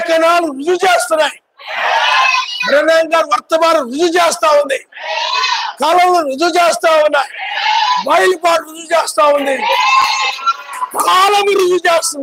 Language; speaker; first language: Telugu; native; Telugu